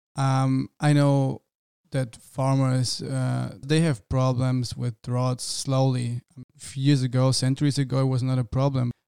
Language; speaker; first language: English; non-native, fluent; German